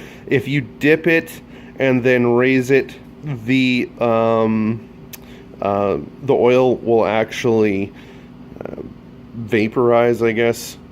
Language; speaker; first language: English; native; English